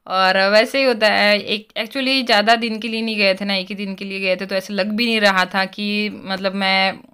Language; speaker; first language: Hindi; native; Hindi